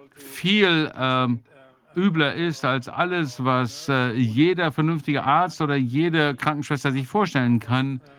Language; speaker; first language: German; native; German